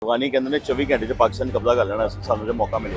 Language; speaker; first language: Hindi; non-native, local second language; Punjabi